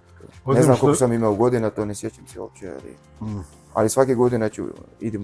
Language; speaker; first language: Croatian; non-native, learner; Arabic